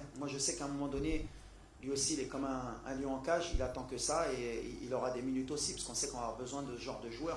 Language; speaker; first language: French; native; French